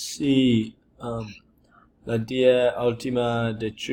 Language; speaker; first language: Spanish; non-native, learner; English